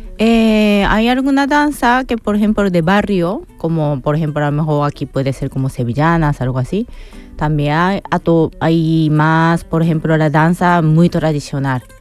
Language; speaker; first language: Spanish; non-native, fluent; Japanese